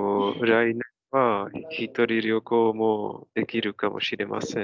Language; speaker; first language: Japanese; non-native, learner; Czech